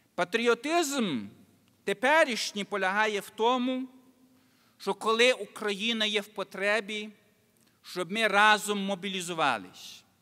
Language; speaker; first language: Ukrainian; early bilingual, heritage; Ukrainian